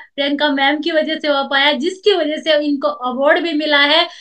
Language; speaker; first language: Hindi; native; Hindi